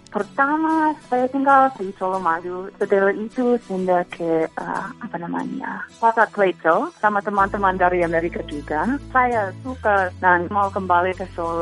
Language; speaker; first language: Indonesian; non-native, fluent; English